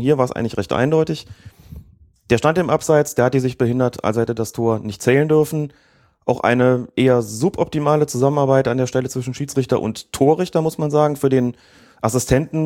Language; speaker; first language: German; native; German